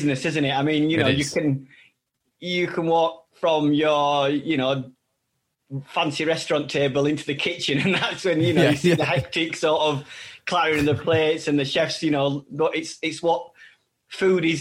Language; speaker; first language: English; native; English